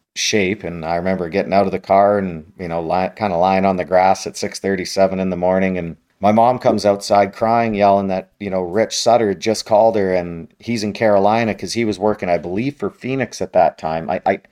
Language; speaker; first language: English; native; English